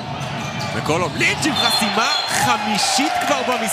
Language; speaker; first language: Hebrew; native; Hebrew